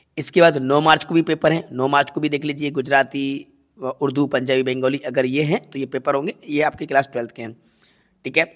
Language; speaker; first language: Hindi; native; Hindi